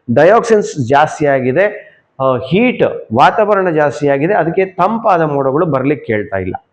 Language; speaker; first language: Kannada; non-native, local second language; Konkani